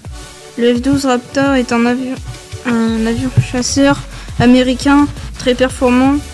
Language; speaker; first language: French; native; French